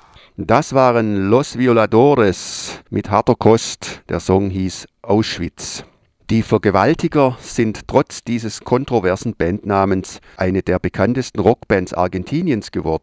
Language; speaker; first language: German; native; German